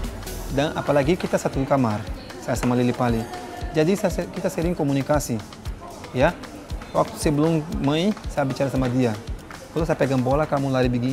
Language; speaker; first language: Indonesian; non-native, fluent; Portuguese